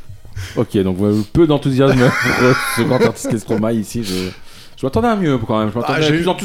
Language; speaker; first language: French; native; French